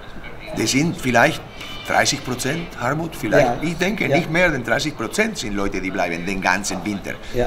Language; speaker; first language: German; non-native, fluent; Spanish